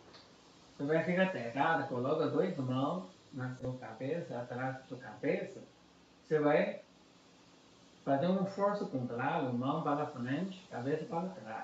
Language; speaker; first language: Portuguese; non-native, fluent; Chinese